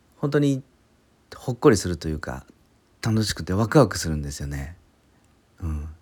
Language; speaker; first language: Japanese; native; Japanese